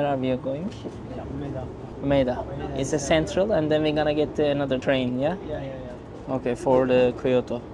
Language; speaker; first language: English; non-native, learner; Turkish